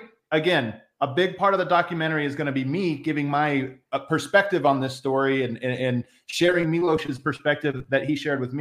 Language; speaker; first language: English; native; English